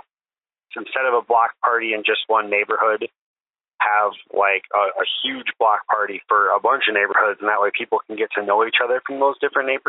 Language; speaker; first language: English; native; English